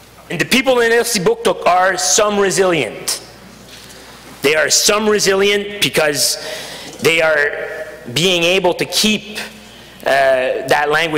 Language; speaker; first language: English; non-native, local second language; French